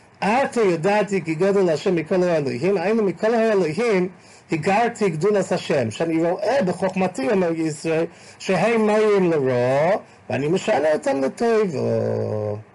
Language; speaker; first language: Hebrew; non-native, fluent; English